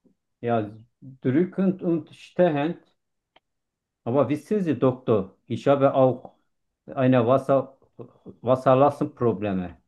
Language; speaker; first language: German; non-native, learner; Turkish